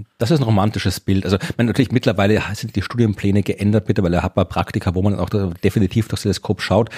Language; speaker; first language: German; native; German